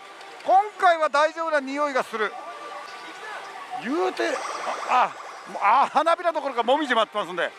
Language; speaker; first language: Japanese; native; Japanese